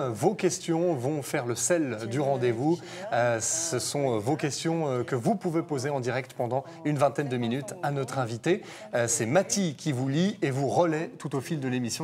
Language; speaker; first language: French; native; French